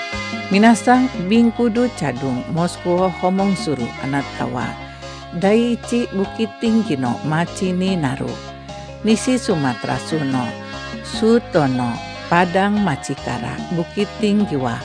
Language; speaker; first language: Japanese; non-native, fluent; Indonesian